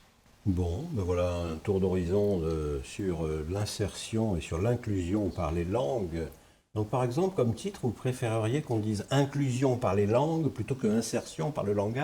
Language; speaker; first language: French; native; French